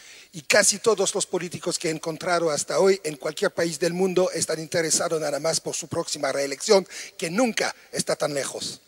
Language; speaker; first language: Spanish; non-native, fluent; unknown